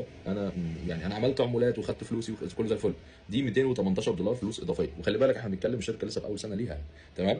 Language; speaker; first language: Arabic; native; Arabic